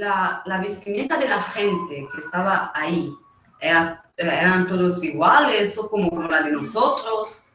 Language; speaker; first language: Spanish; non-native, fluent; Italian